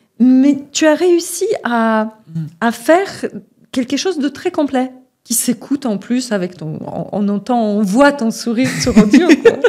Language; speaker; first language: French; non-native, fluent; Polish